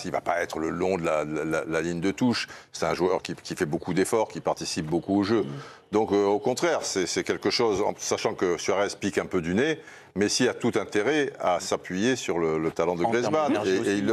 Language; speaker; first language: French; native; French